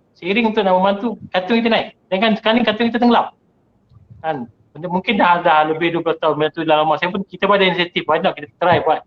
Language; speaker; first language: Malay; native; Malay